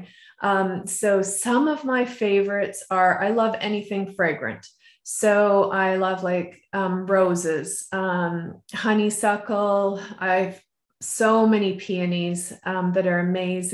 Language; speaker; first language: English; native; English